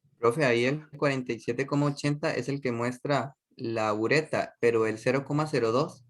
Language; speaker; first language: Spanish; native; Spanish